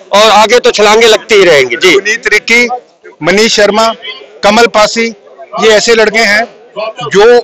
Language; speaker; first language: Hindi; non-native, local second language; Punjabi